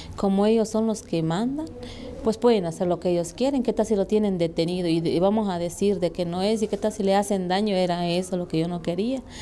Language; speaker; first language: Spanish; native; Spanish